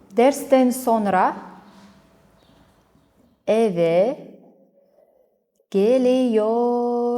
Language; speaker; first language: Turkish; non-native, learner; Kazakh